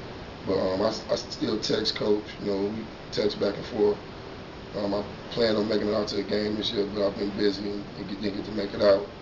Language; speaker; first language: English; native; English